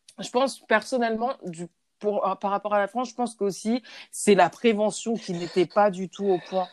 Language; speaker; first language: French; native; French